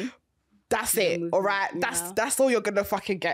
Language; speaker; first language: English; native; English